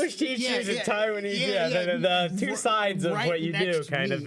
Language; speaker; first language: English; native; English